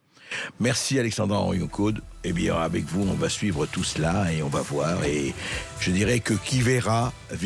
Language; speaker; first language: French; native; French